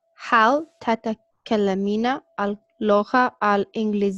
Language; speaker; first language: Arabic; non-native, learner; English